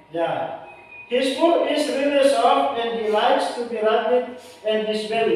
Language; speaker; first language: English; non-native, learner; Indonesian